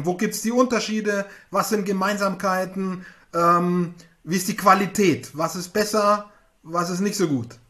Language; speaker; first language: German; native; German